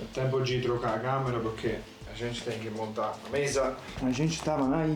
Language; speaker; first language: Portuguese; non-native, fluent; Italian